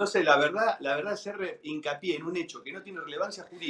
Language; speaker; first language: Spanish; native; Spanish